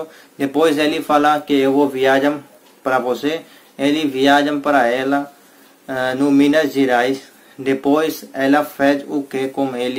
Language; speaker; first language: Portuguese; non-native, learner; Hindi